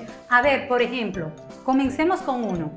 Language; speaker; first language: Spanish; native; Spanish